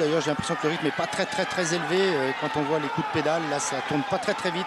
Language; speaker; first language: French; native; French